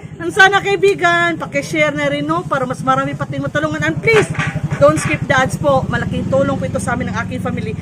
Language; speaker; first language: Filipino; non-native, local second language; Cebuano